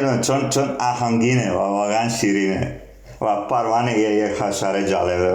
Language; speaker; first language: Persian; non-native, learner; Serbian